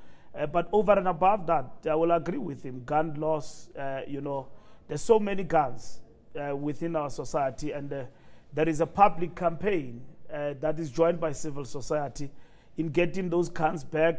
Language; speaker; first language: English; non-native, local second language; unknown